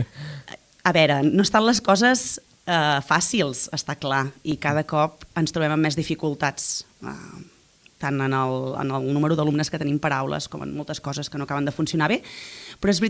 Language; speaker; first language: Catalan; native; Catalan